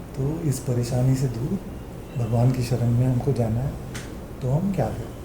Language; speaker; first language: Hindi; early bilingual, heritage; Hindi